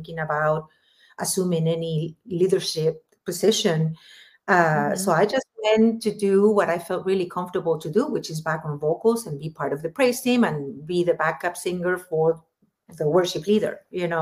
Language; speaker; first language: English; non-native, fluent; Spanish